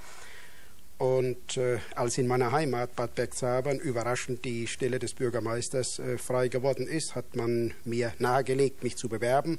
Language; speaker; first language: German; native; German